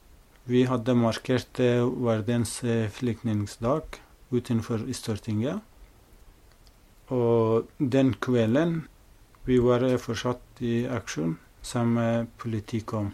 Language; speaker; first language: Norwegian; non-native, fluent; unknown